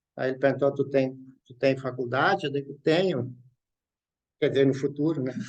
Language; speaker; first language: Portuguese; native; Portuguese